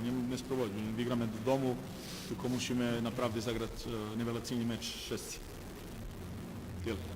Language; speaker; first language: Polish; non-native, learner; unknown